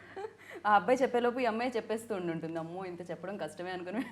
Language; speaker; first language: Telugu; native; Telugu